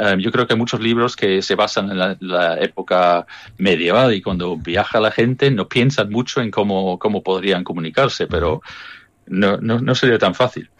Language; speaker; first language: Spanish; early bilingual, other home language; English